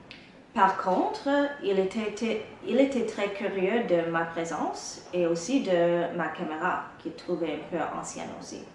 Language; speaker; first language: French; non-native, local second language; English